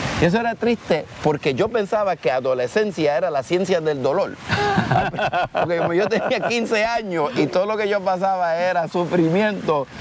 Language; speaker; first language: Spanish; early bilingual, heritage; Spanish